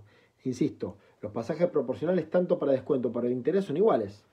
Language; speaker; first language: Spanish; native; Spanish